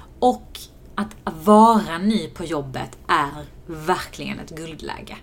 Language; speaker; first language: Swedish; native; Swedish